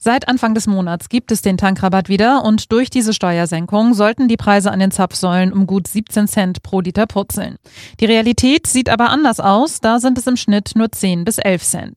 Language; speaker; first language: German; native; German